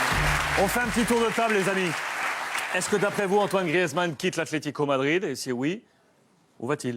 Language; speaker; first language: French; native; French